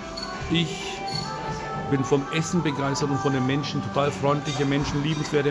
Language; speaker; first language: German; early bilingual, other home language; Turkish